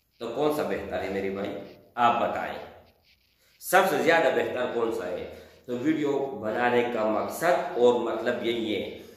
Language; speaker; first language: Urdu; non-native, local second language; Pashto